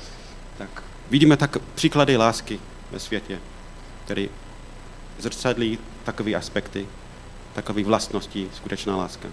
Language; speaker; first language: Czech; non-native, fluent; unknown